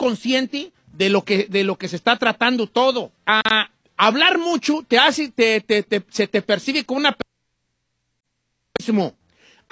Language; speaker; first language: Spanish; native; Spanish